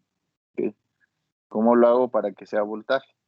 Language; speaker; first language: Spanish; native; Spanish